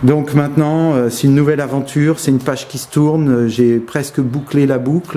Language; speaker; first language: French; native; French